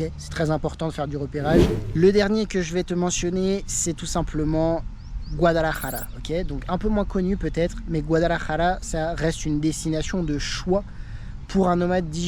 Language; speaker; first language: French; native; French